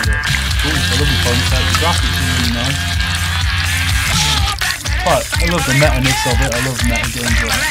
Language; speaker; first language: English; native; English